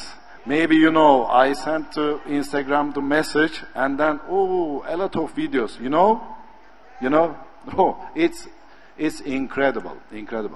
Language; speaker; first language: English; non-native, learner; Turkish